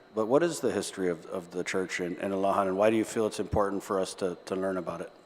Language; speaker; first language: English; early bilingual, other home language; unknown